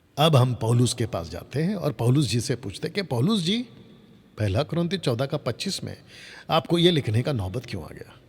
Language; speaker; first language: Hindi; non-native, local second language; Telugu